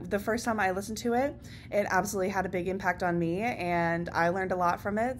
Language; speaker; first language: English; native; English